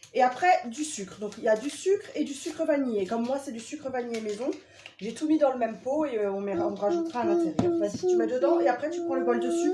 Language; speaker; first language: French; native; French